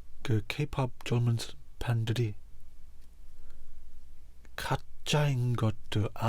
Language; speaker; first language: Korean; non-native, fluent; English